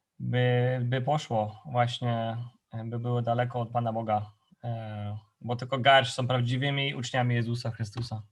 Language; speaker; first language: Polish; non-native, fluent; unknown